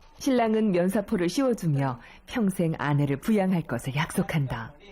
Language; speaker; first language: Korean; native; Korean